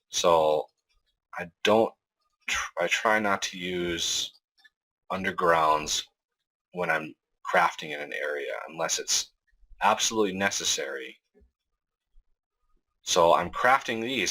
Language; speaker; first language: English; native; English